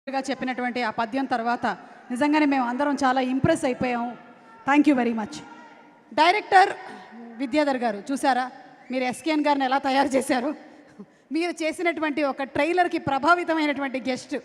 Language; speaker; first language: Telugu; native; Telugu